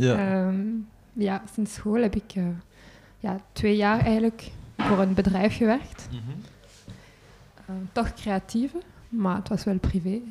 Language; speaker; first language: Dutch; non-native, local second language; French